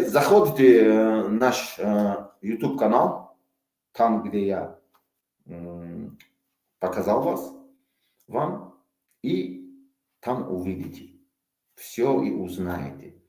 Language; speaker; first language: Russian; non-native, local second language; Tajik